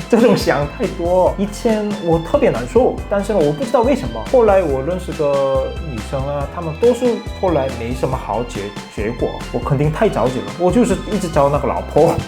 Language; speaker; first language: Chinese; non-native, fluent; Korean